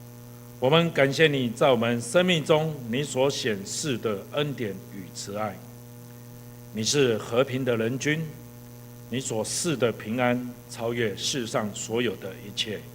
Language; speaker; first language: Chinese; native; Chinese